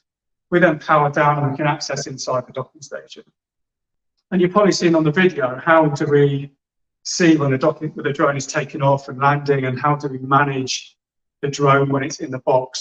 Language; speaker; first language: English; native; English